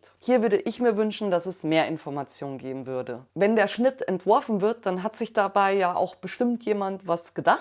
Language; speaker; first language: German; native; German